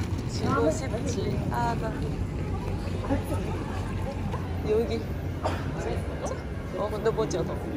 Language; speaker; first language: Korean; non-native, learner; Japanese